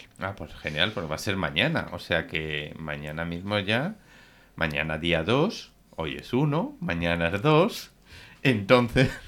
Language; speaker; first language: Spanish; native; Spanish